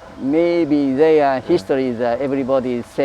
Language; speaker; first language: English; non-native, learner; Japanese